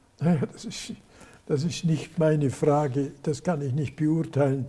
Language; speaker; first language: German; native; German